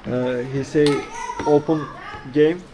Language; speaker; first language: English; non-native, learner; Turkish